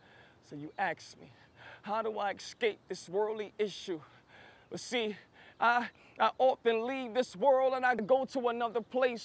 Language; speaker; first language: English; native; English